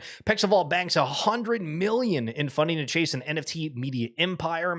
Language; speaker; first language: English; native; English